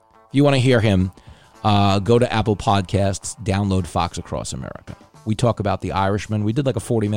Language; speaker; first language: English; native; English